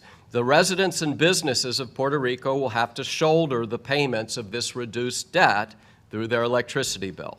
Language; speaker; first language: English; native; English